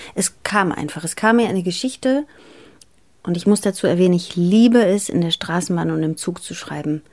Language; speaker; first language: German; early bilingual, other home language; Greek